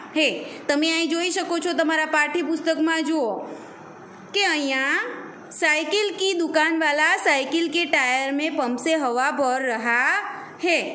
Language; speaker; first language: Hindi; non-native, local second language; Gujarati